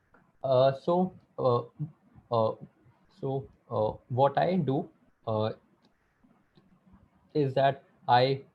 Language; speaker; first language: English; non-native, local second language; Hindi